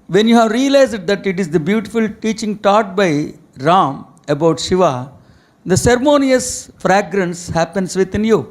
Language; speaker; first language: English; non-native, local second language; Telugu